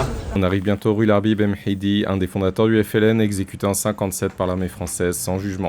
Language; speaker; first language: French; native; French